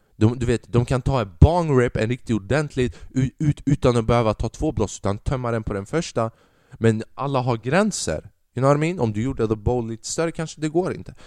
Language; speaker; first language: Swedish; early bilingual, other home language; Albanian